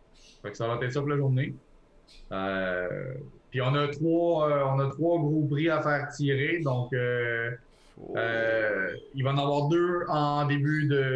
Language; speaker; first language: French; native; French